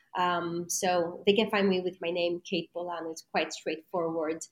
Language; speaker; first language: English; non-native, fluent; Greek